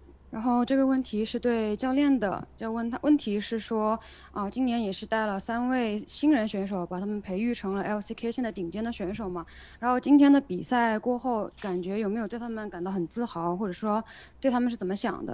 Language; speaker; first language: Chinese; native; Chinese